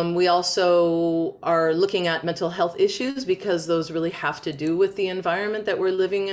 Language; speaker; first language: English; native; English